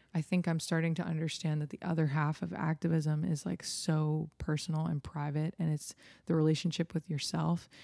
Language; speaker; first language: English; native; English